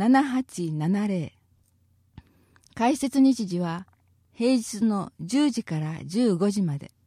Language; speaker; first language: Japanese; native; Japanese